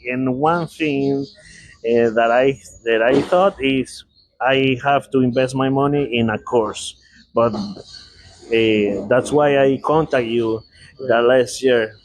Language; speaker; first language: English; non-native, learner; Spanish